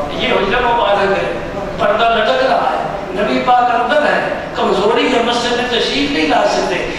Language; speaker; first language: Urdu; non-native, local second language; Punjabi